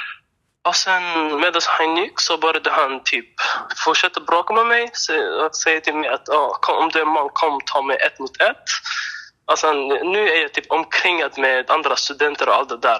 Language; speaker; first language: Swedish; non-native, fluent; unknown